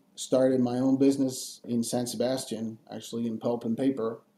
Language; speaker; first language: English; non-native, fluent; French